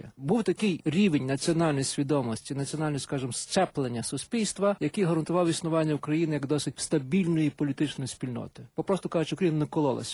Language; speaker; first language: Ukrainian; native; Ukrainian